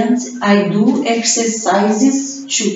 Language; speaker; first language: English; non-native, learner; Portuguese